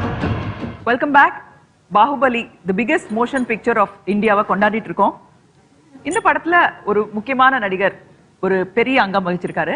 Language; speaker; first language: Tamil; native; Tamil